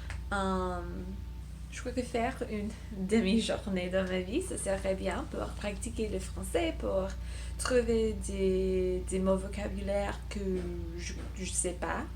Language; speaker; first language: French; non-native, learner; English